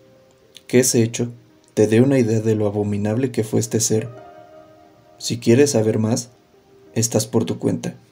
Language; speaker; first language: Spanish; native; Spanish